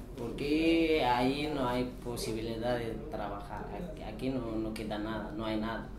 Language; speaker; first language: Spanish; non-native, learner; Arabic